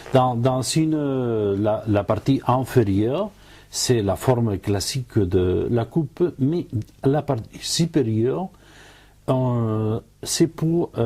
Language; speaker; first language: French; non-native, learner; Catalan